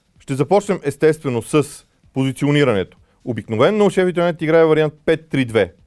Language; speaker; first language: Bulgarian; native; Bulgarian